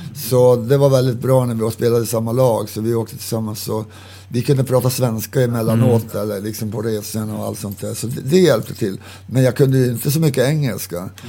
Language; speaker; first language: Swedish; native; Swedish